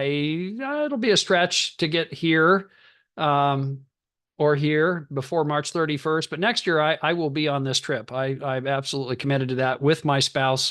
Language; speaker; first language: English; native; English